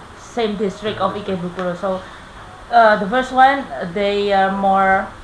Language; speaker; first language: English; non-native, fluent; Indonesian